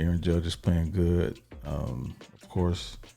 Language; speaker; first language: English; native; English